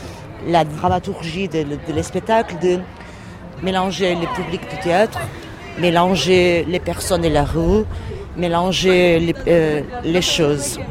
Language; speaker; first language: French; non-native, learner; Portuguese